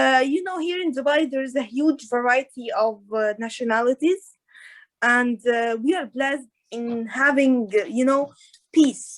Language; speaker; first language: English; non-native, fluent; Arabic